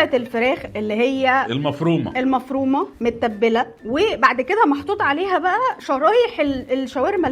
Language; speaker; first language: Arabic; native; Arabic